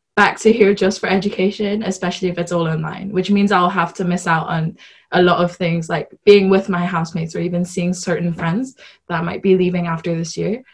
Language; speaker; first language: English; non-native, local second language; Cantonese